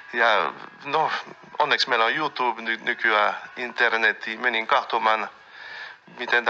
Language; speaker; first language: Finnish; non-native, fluent; French